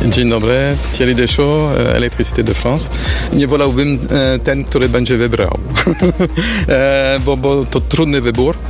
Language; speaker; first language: Polish; non-native, learner; French